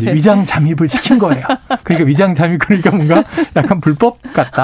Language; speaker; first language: Korean; native; Korean